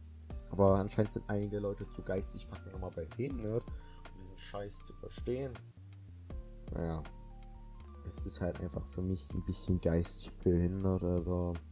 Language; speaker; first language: German; native; German